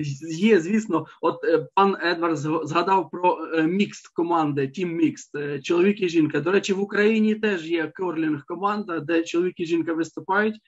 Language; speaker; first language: Ukrainian; native; Ukrainian